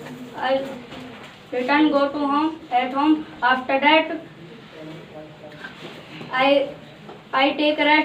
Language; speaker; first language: English; non-native, learner; Hindi